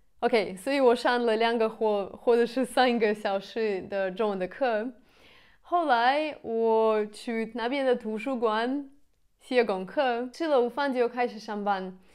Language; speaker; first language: Chinese; non-native, fluent; Russian